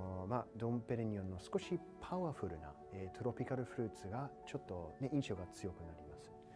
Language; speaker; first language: Japanese; non-native, fluent; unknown